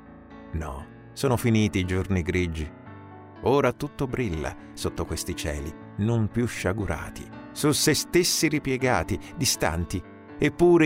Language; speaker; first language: Italian; native; Italian